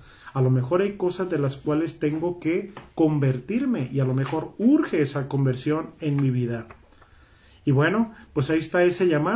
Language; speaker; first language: Spanish; native; Spanish